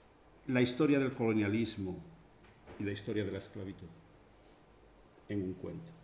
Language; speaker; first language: Spanish; native; Spanish